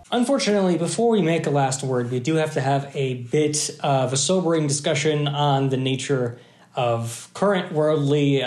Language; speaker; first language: English; native; English